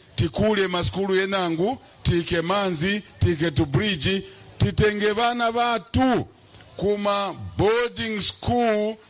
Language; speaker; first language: Nyanja; non-native, local second language; Bemba